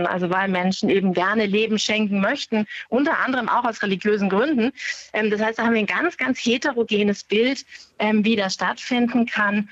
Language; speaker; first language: German; native; German